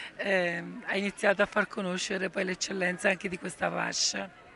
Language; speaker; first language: Italian; native; Italian